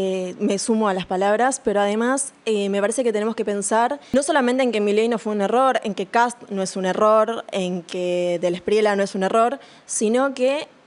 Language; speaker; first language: Spanish; native; Spanish